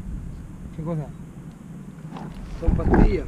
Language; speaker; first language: Spanish; native; Spanish